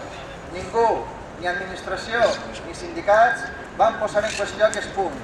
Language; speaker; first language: Catalan; native; Catalan